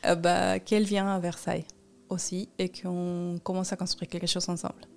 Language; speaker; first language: French; non-native, fluent; Spanish